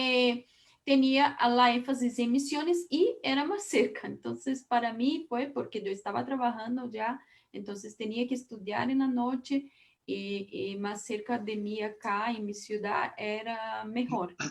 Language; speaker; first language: Spanish; non-native, learner; Portuguese